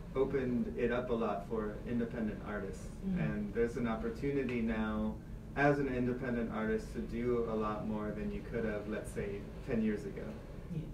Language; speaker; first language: English; native; English